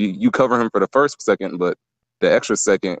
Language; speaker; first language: English; native; English